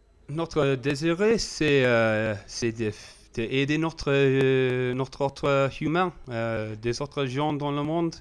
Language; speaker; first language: French; non-native, learner; English